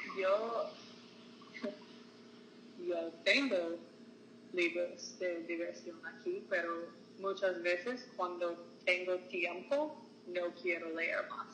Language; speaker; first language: Spanish; non-native, learner; English